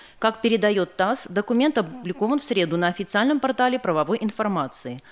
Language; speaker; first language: Russian; non-native, local second language; Armenian